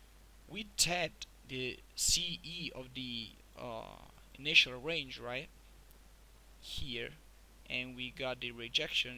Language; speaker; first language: English; non-native, fluent; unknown